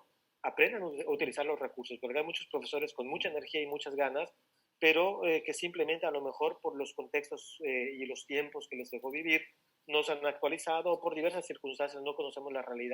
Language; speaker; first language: Spanish; native; Spanish